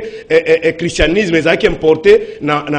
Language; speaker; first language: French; non-native, local second language; Lingala